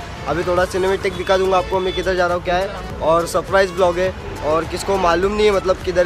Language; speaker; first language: Hindi; non-native, local second language; Marathi